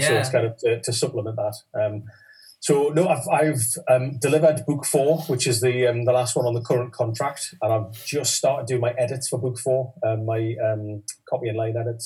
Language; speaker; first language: English; native; English